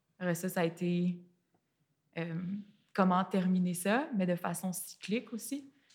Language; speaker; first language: French; native; French